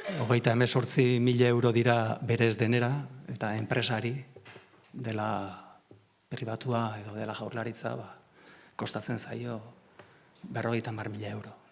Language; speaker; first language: Basque; non-native, local second language; Spanish